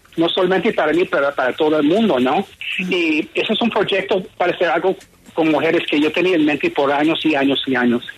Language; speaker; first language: Spanish; non-native, fluent; English